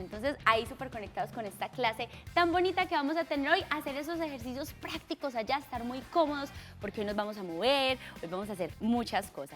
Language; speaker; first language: Spanish; native; Spanish